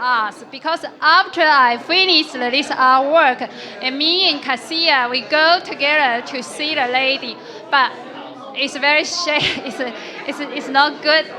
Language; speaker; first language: English; non-native, learner; Chinese